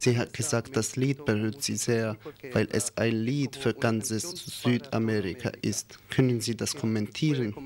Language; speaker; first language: German; non-native, fluent; Italian